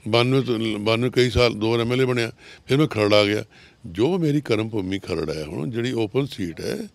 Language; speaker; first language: Punjabi; native; Punjabi